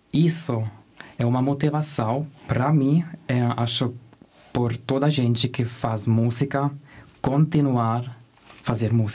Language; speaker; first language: Portuguese; non-native, fluent; German